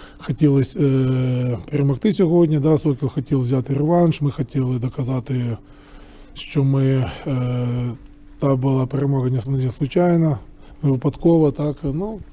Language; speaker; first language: Ukrainian; non-native, local second language; Russian